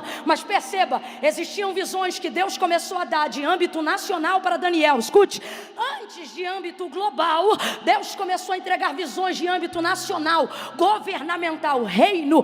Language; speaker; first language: Portuguese; native; Portuguese